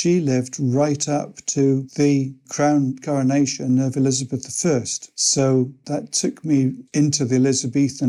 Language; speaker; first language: English; native; English